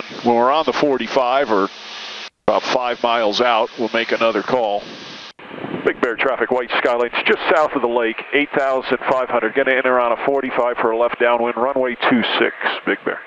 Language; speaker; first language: English; native; English